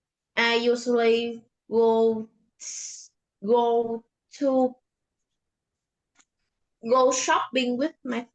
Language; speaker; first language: English; non-native, learner; Vietnamese